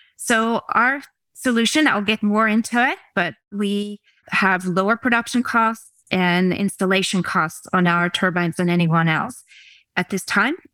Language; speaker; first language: English; non-native, fluent; Norwegian